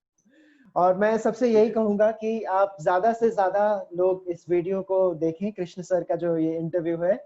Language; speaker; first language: Hindi; native; Hindi